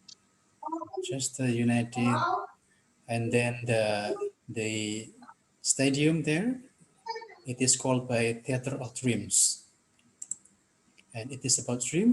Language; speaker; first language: English; non-native, fluent; Indonesian